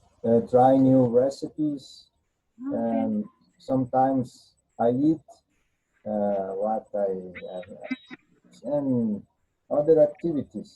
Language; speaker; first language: English; non-native, learner; Portuguese